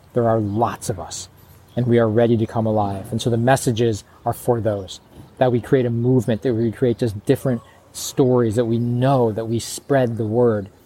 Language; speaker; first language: English; native; English